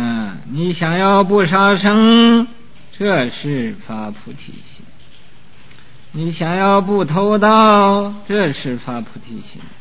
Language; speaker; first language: Chinese; native; Chinese